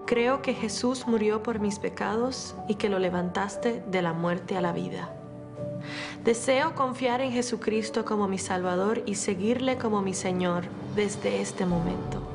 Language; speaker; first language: Spanish; native; Spanish